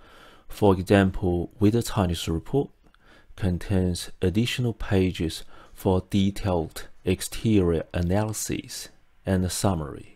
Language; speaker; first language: English; non-native, fluent; Chinese